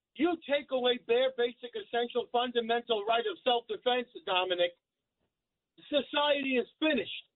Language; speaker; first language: English; early bilingual, other home language; Italian